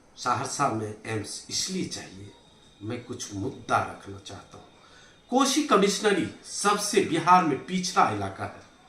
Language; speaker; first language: Hindi; native; Hindi